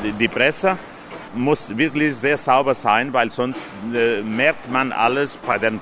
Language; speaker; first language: German; non-native, fluent; Portuguese